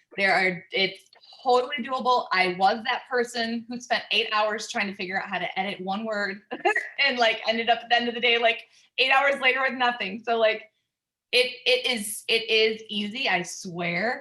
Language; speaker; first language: English; native; English